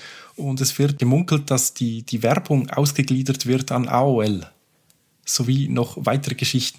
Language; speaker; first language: German; native; German